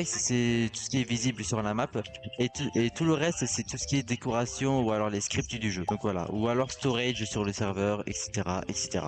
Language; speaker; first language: French; native; French